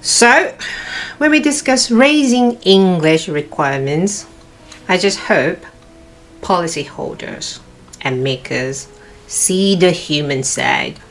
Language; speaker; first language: English; non-native, fluent; Cantonese